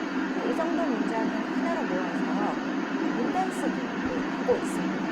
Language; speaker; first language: Korean; native; Korean